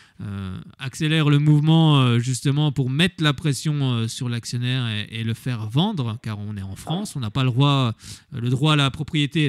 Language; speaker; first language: French; native; French